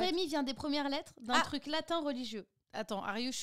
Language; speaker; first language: French; native; French